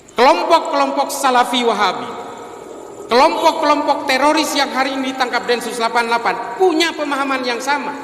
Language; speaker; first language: Indonesian; non-native, local second language; Madurese